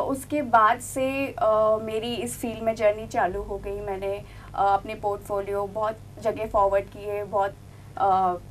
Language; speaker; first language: Hindi; non-native, local second language; Gujarati